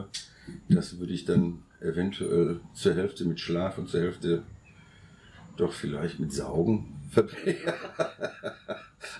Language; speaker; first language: German; native; German